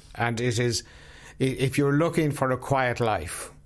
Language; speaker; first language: English; native; English